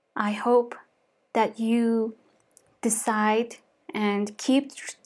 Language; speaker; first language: English; non-native, fluent; Mongolian